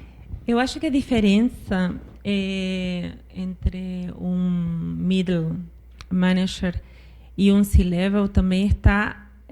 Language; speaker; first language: Portuguese; non-native, fluent; Spanish